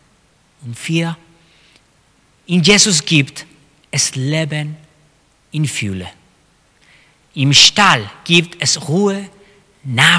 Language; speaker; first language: German; non-native, fluent; Spanish